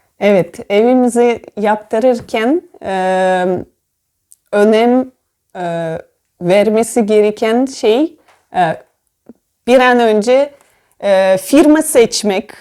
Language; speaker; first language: Turkish; non-native, learner; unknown